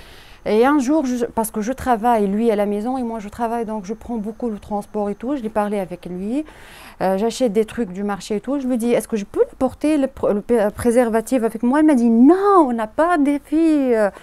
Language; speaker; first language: French; non-native, learner; Arabic